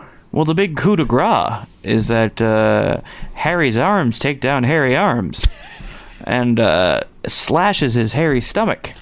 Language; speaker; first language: English; native; English